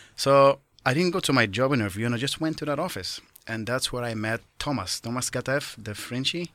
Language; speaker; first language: English; non-native, fluent; Arabic